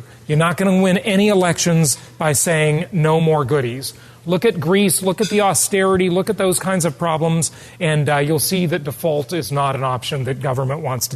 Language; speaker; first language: English; native; English